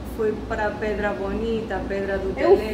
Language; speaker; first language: Portuguese; non-native, learner; Spanish